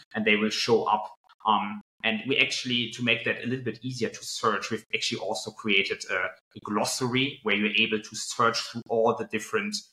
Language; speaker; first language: English; non-native, fluent; German